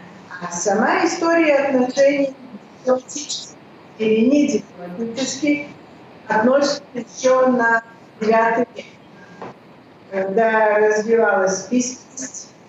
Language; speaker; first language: Russian; early bilingual, heritage; Russian